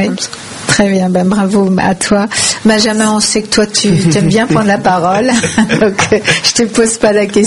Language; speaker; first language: French; native; French